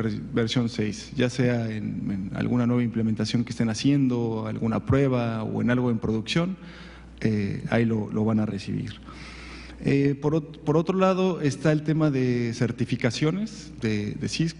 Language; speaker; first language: Spanish; native; Spanish